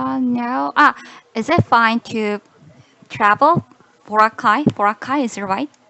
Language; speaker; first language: English; non-native, learner; Korean